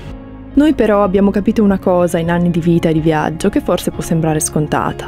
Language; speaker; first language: Italian; native; Italian